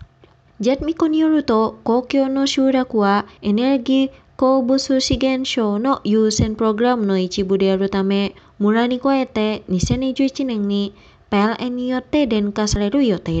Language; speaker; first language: Japanese; non-native, fluent; Indonesian